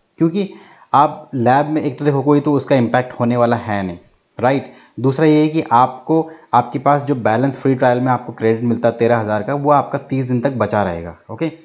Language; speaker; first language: Hindi; native; Hindi